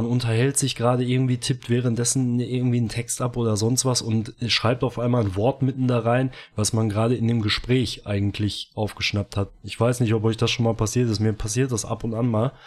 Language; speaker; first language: German; native; German